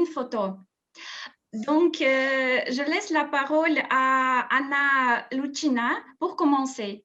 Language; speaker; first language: French; non-native, fluent; Russian